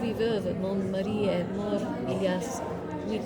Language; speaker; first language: French; non-native, fluent; Slovenian